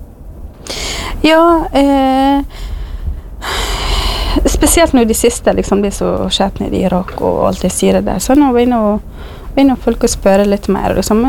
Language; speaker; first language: Norwegian; non-native, fluent; Kurdish